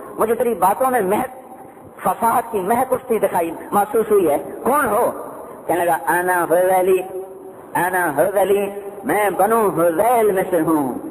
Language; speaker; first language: Urdu; non-native, local second language; Punjabi